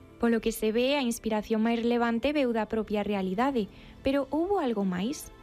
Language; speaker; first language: Galician; native; Galician